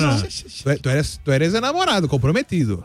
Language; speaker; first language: Spanish; non-native, learner; Portuguese